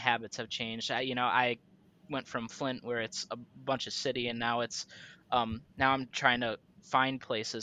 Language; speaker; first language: English; native; English